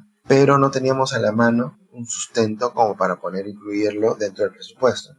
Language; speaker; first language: Spanish; native; Spanish